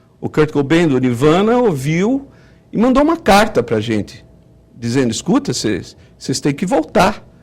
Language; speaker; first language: Portuguese; native; Portuguese